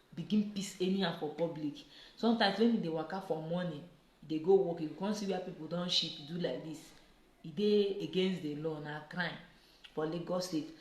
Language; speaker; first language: Nigerian Pidgin; native; Nigerian Pidgin